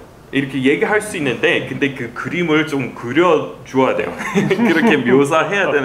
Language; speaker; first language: Korean; non-native, fluent; English